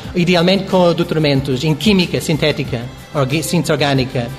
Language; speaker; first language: Portuguese; non-native, fluent; English